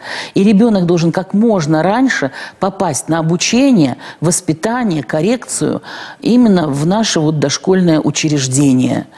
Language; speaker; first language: Russian; native; Russian